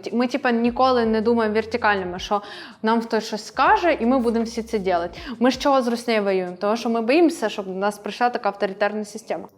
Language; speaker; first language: Ukrainian; non-native, local second language; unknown